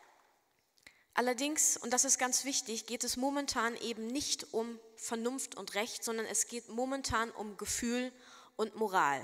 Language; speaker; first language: German; native; German